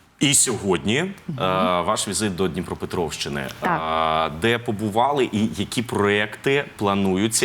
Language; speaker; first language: Ukrainian; native; Ukrainian